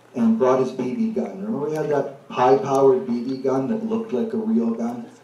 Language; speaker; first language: English; native; English